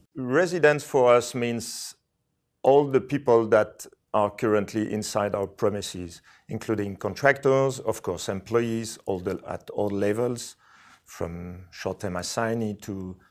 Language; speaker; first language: English; non-native, fluent; French